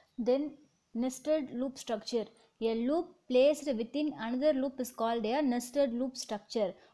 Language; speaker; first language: English; non-native, local second language; Tamil